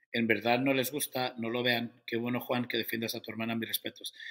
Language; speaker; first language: Spanish; early bilingual, heritage; Spanish